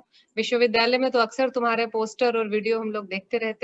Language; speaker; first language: Hindi; native; Hindi